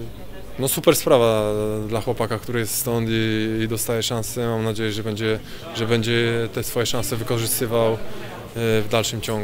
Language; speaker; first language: Polish; native; Polish